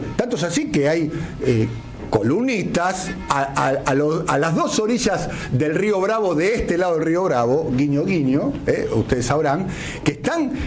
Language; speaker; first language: Spanish; native; Spanish